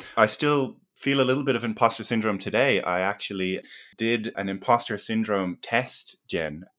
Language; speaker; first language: English; native; English